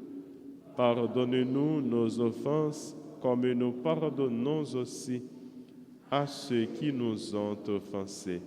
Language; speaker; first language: French; non-native, local second language; Haitian Creole